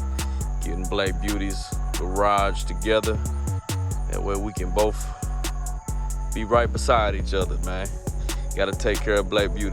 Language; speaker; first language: English; native; English